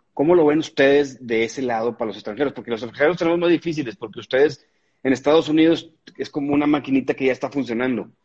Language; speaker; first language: Spanish; native; Spanish